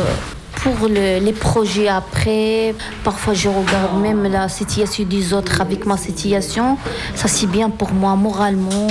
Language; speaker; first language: French; non-native, learner; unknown